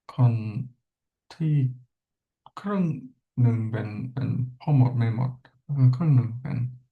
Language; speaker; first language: Thai; non-native, learner; English